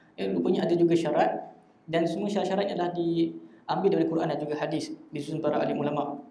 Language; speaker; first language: Malay; native; Malay